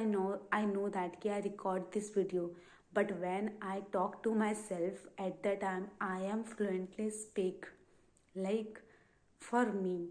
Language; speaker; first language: English; non-native, learner; Hindi